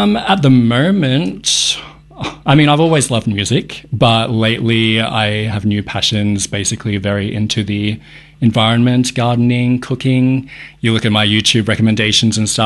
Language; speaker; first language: English; native; English